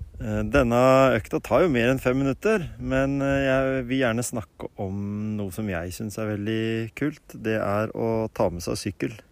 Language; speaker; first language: Norwegian; native; Norwegian